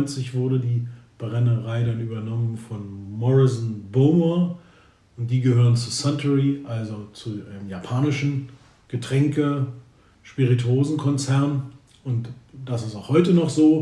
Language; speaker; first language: German; native; German